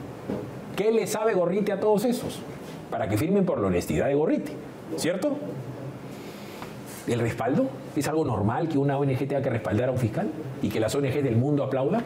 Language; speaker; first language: Spanish; native; Spanish